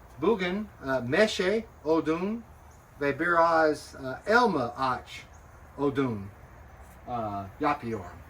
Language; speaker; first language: Turkish; non-native, learner; English